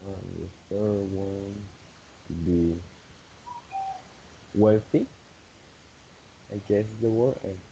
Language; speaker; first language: English; non-native, fluent; Spanish